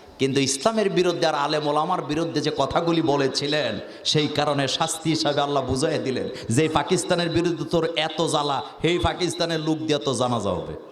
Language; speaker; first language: Bangla; native; Bangla